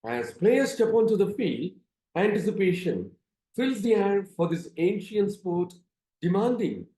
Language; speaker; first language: English; non-native, local second language; Tamil